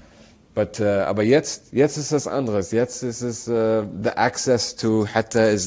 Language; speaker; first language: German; non-native, learner; Arabic